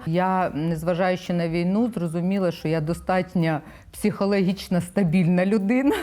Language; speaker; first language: Ukrainian; non-native, local second language; Russian